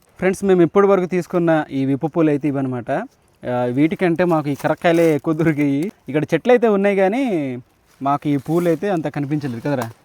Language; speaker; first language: Telugu; native; Telugu